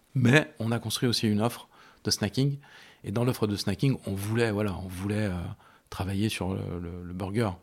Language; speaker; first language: French; native; French